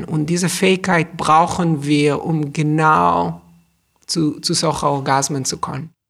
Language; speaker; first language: German; non-native, fluent; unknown